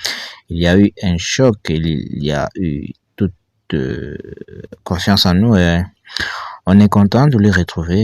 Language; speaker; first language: French; native; French